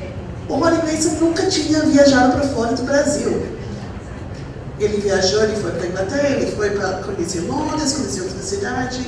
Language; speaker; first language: Portuguese; non-native, fluent; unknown